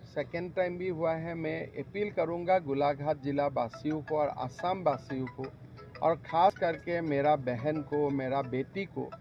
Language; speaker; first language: Hindi; non-native, local second language; Assamese